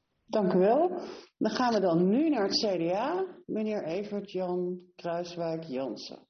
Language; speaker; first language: Dutch; native; Dutch